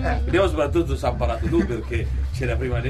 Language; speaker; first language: Italian; native; Italian